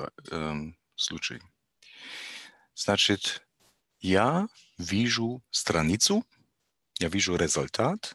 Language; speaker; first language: Russian; non-native, learner; German